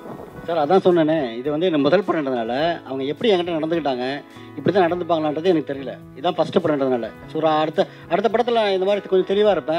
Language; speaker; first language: Tamil; native; Tamil